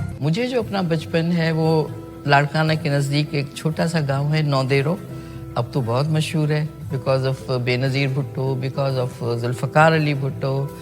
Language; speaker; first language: Urdu; non-native, local second language; Sindhi